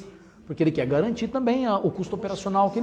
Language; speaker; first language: Portuguese; native; Portuguese